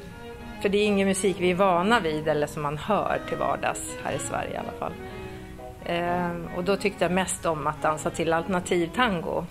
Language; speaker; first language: Swedish; native; Swedish